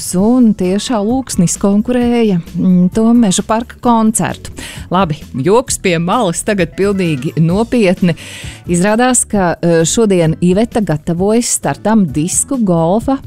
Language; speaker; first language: Latvian; native; Latvian